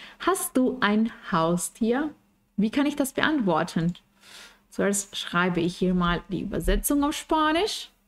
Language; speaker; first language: German; non-native, fluent; Spanish